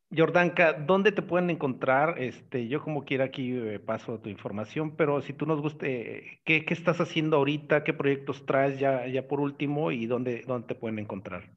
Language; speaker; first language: Spanish; native; Spanish